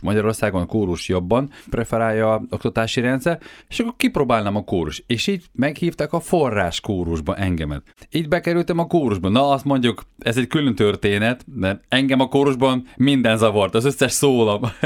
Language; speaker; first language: Hungarian; non-native, fluent; Ukrainian